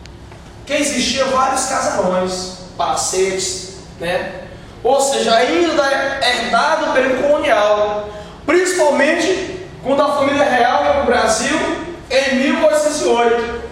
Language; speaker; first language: Portuguese; native; Portuguese